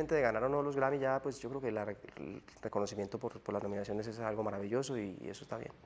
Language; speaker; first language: Spanish; native; Spanish